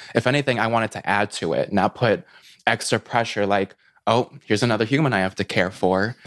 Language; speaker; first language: English; native; English